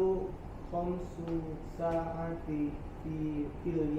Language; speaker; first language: Arabic; non-native, learner; Indonesian